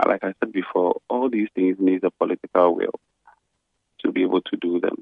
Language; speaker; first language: English; non-native, local second language; Ga